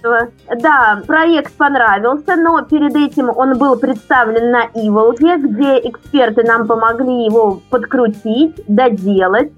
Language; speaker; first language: Russian; native; Russian